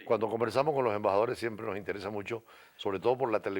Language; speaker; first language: Spanish; native; Spanish